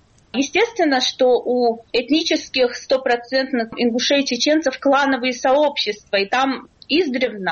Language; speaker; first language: Russian; native; Russian